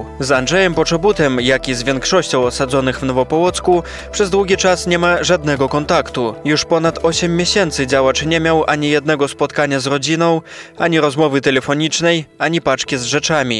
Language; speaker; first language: Polish; native; Polish